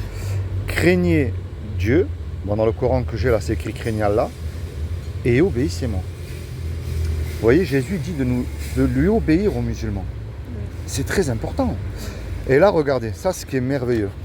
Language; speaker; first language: French; native; French